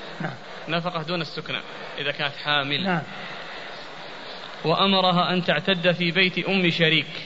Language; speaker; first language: Arabic; native; Arabic